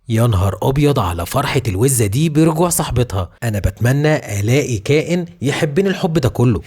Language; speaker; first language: Arabic; native; Arabic